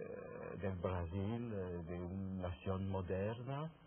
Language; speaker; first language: Spanish; non-native, fluent; French